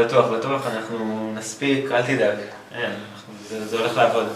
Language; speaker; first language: Hebrew; native; Hebrew